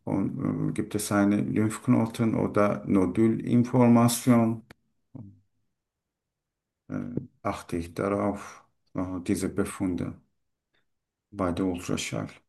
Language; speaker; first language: German; non-native, learner; Turkish